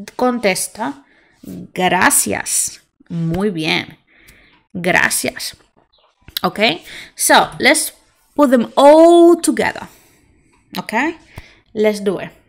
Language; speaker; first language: English; non-native, fluent; Spanish